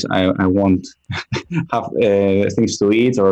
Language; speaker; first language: English; non-native, fluent; Spanish